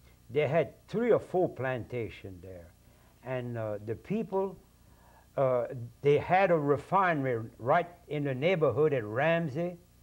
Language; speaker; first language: English; non-native, local second language; French